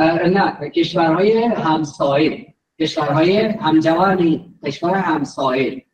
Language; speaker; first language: Persian; non-native, fluent; Urdu